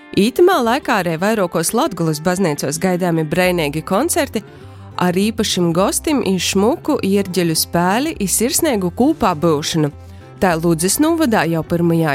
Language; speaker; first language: Latvian; native; Latvian